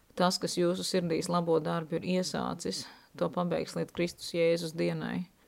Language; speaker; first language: Latvian; native; Latvian